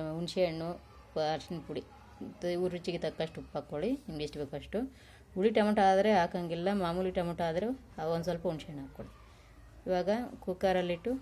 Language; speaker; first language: Kannada; non-native, local second language; Telugu